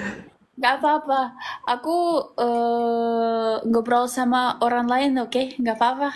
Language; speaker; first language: Indonesian; non-native, learner; Russian